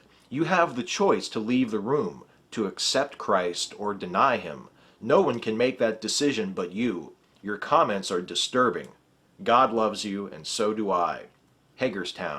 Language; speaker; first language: English; native; English